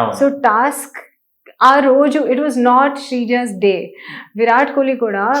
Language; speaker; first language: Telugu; non-native, learner; Hindi